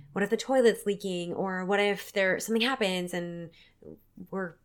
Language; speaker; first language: English; native; English